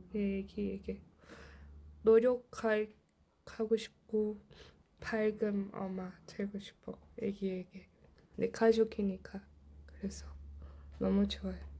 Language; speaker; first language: Korean; non-native, learner; Portuguese